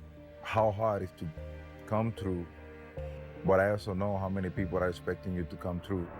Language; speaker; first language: English; non-native, fluent; Spanish